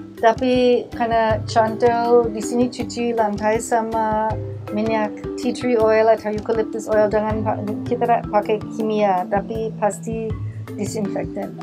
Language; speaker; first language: Indonesian; non-native, learner; English